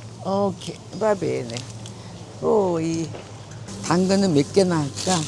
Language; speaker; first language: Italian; non-native, fluent; Korean